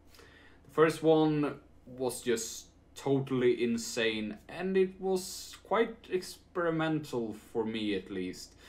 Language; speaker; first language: English; non-native, fluent; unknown